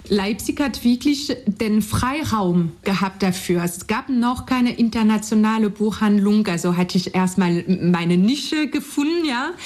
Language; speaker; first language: German; non-native, fluent; French